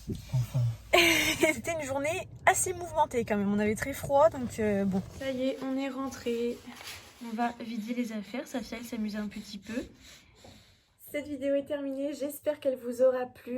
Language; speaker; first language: French; native; French